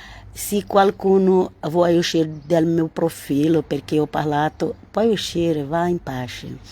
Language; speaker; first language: Italian; non-native, learner; Portuguese